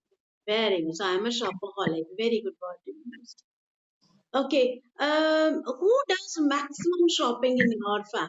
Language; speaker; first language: English; non-native, local second language; Hindi